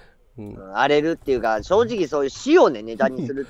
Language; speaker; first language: Japanese; native; Japanese